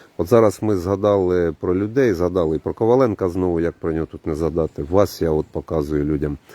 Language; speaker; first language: Ukrainian; native; Ukrainian